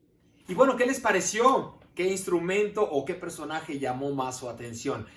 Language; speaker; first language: Spanish; native; Spanish